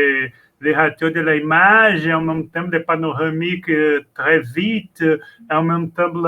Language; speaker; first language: French; non-native, learner; Portuguese